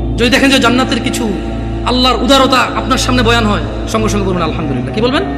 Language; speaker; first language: Bangla; early bilingual, heritage; Bangla